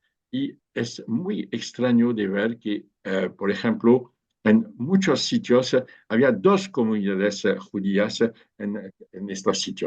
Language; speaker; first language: Spanish; non-native, fluent; French